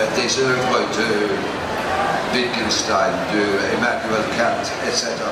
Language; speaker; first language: French; non-native, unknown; English